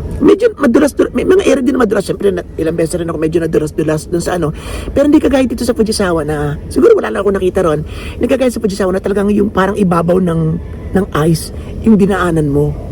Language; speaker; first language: Filipino; native; Filipino